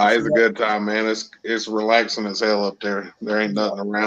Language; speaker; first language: English; native; English